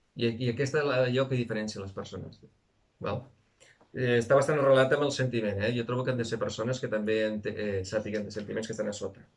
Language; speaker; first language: Catalan; native; Catalan